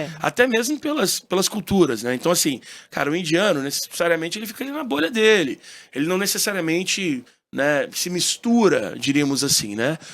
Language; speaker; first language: Portuguese; early bilingual, heritage; Portuguese